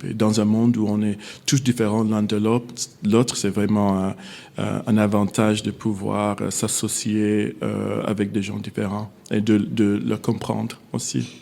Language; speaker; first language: French; non-native, fluent; English